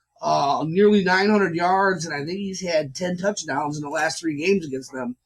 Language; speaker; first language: English; native; English